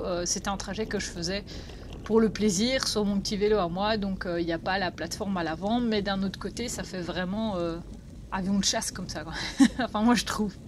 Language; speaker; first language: French; native; French